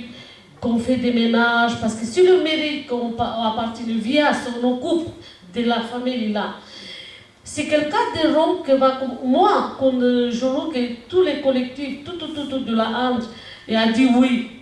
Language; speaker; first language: French; non-native, learner; Romanian